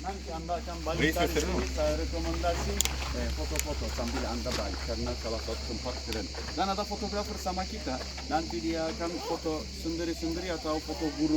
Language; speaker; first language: Indonesian; non-native, learner; Turkish